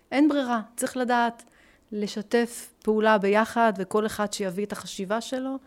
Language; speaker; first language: Hebrew; early bilingual, other home language; French